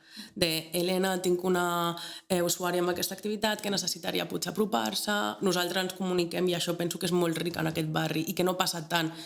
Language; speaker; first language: Catalan; native; Catalan